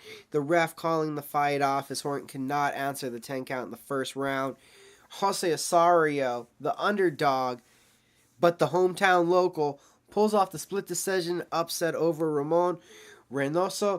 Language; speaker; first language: English; native; English